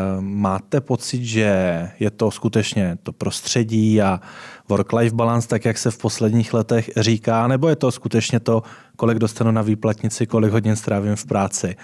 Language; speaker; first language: Czech; native; Czech